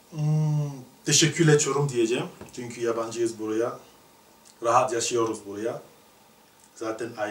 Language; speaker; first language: Turkish; non-native, learner; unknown